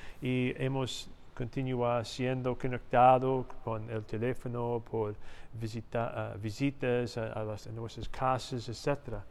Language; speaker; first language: Spanish; non-native, learner; English